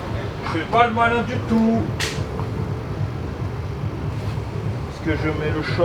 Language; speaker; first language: French; native; French